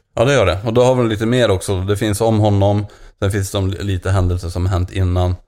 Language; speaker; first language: Swedish; native; Swedish